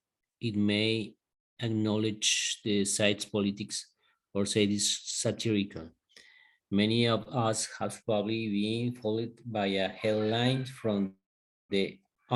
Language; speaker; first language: English; non-native, learner; Spanish